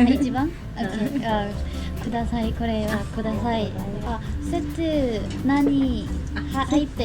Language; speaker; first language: Japanese; non-native, learner; Korean